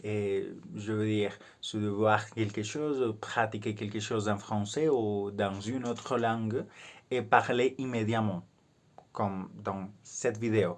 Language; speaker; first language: French; non-native, learner; Spanish